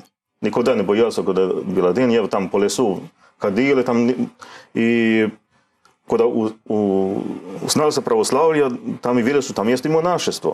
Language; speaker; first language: Russian; non-native, learner; Swedish